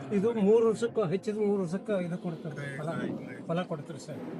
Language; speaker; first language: Kannada; native; Kannada